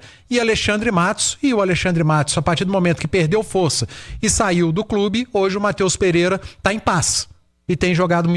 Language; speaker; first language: Portuguese; native; Portuguese